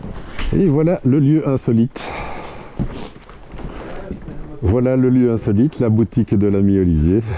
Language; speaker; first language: French; native; French